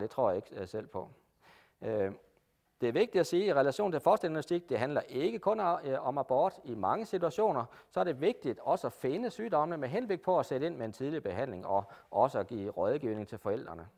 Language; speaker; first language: Danish; native; Danish